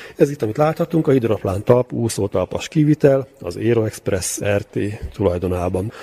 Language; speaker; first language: Hungarian; native; Hungarian